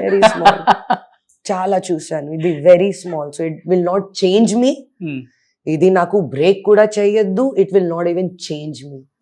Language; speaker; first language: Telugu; non-native, learner; Hindi